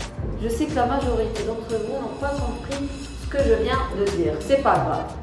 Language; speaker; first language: French; non-native, local second language; Arabic